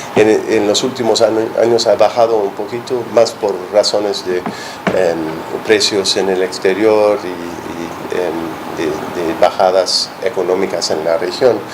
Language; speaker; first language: Spanish; non-native, fluent; English